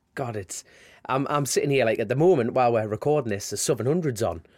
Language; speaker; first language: English; native; English